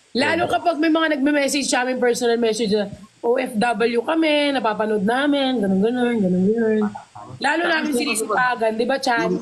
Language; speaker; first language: Filipino; native; Filipino